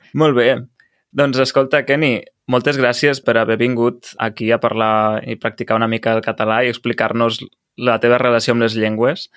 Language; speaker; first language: Catalan; native; Catalan